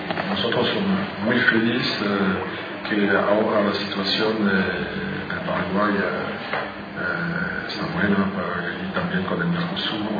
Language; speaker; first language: Spanish; non-native, fluent; French